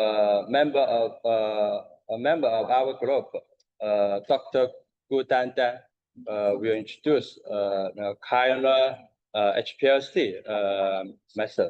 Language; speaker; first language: English; non-native, learner; Chinese